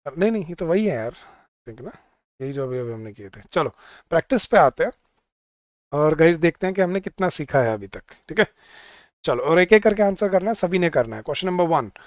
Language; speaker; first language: Hindi; native; Hindi